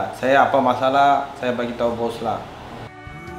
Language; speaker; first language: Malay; non-native, learner; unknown